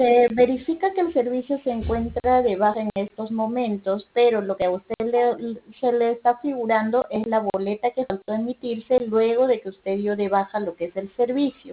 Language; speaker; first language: Spanish; native; Spanish